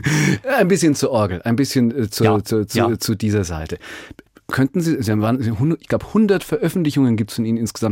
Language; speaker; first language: German; native; German